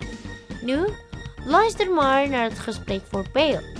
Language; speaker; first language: Dutch; non-native, learner; Indonesian